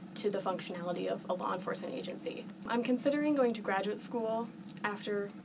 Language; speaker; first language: English; native; English